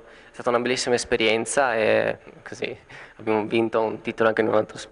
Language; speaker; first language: Italian; native; Italian